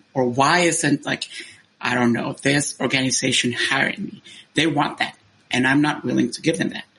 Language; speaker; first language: English; non-native, fluent; Spanish